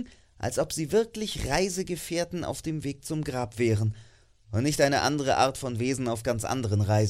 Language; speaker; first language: German; native; German